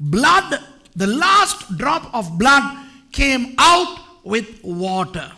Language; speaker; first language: English; non-native, local second language; Tamil